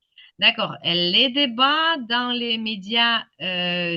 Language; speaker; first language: French; non-native, fluent; Ukrainian